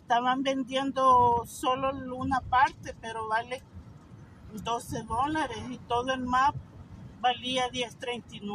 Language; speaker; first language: Spanish; native; Spanish